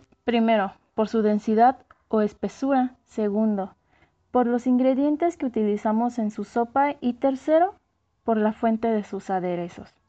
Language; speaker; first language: Spanish; native; Spanish